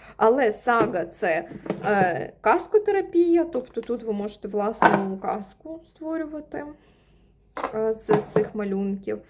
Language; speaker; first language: Ukrainian; non-native, local second language; Russian